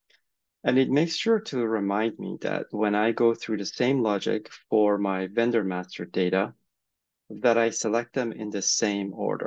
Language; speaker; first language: English; native; English